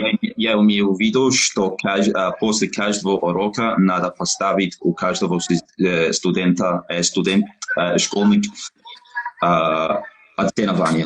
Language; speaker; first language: Russian; non-native, learner; English